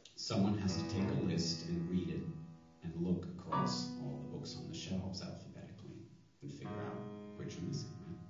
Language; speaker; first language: English; native; English